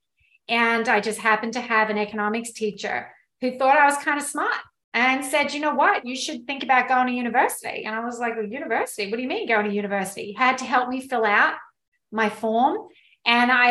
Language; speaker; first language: English; native; English